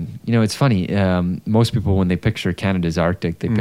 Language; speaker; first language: English; native; English